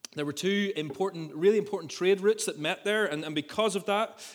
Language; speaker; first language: English; native; English